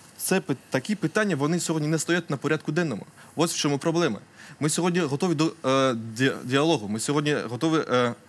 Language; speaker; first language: Ukrainian; non-native, local second language; Crimean Tatar